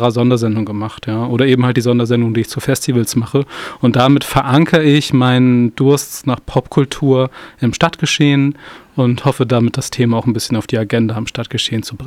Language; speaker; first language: German; native; German